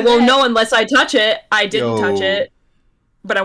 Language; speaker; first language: English; native; English